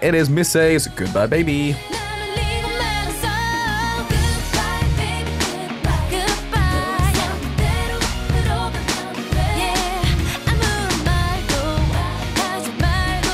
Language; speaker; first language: English; native; English